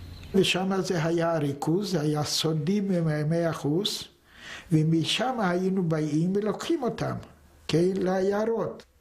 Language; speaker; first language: Hebrew; non-native, fluent; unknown